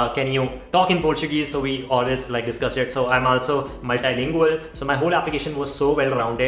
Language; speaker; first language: English; non-native, local second language; Hindi